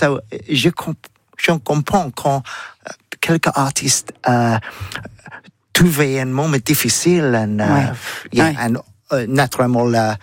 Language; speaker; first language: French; non-native, learner; English